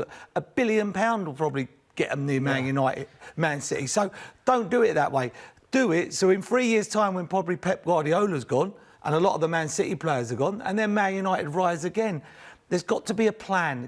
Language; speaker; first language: English; native; English